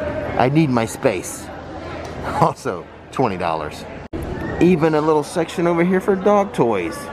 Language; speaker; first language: English; native; English